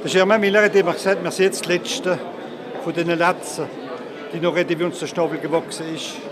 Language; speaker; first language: German; non-native, local second language; Swiss German